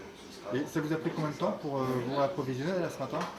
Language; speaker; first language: French; native; French